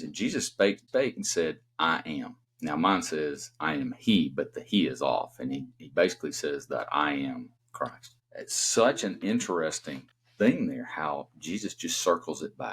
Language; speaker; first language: English; native; English